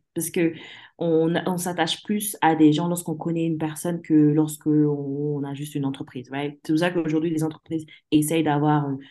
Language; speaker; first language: French; early bilingual, other home language; English